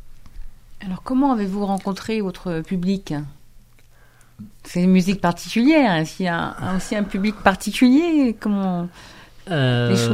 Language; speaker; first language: French; native; French